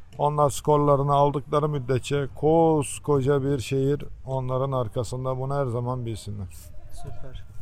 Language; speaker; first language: Turkish; early bilingual, heritage; Turkish